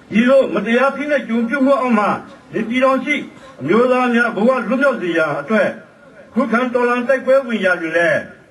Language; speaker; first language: Burmese; non-native, local second language; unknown